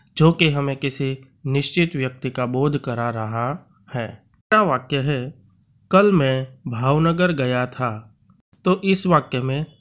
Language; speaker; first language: Hindi; non-native, local second language; Gujarati